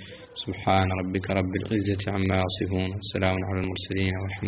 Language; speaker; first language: Arabic; native; Arabic